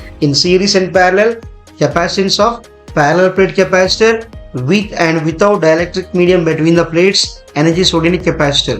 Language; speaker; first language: English; non-native, local second language; Telugu